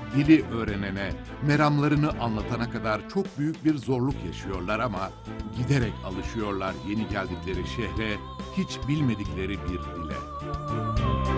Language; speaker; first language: Turkish; native; Turkish